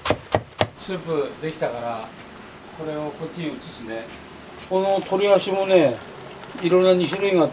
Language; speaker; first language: Japanese; native; Japanese